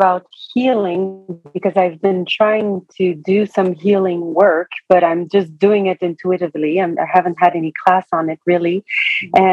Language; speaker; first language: English; non-native, fluent; French